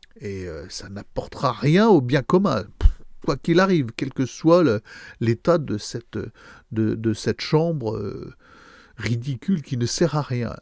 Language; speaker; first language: French; native; French